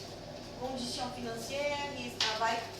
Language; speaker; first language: French; non-native, learner; Portuguese